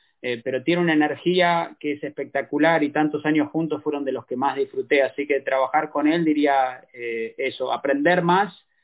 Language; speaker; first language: Spanish; native; Spanish